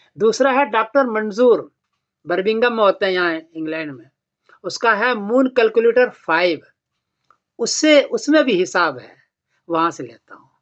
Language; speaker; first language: Urdu; native; Urdu